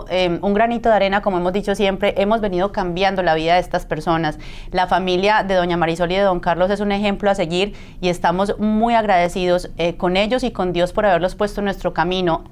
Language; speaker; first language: Spanish; native; Spanish